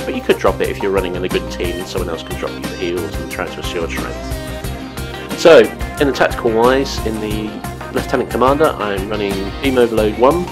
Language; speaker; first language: English; native; English